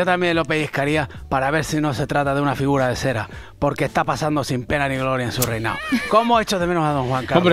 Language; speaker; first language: Spanish; native; Spanish